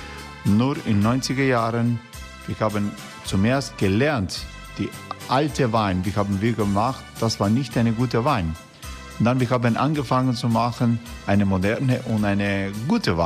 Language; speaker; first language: German; non-native, learner; Croatian